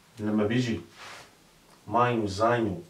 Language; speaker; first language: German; non-native, learner; Arabic